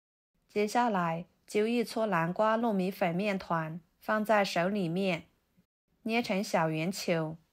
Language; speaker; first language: Chinese; native; Chinese